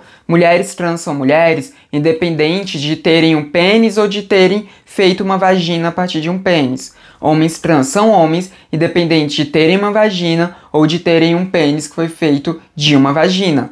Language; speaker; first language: Portuguese; native; Portuguese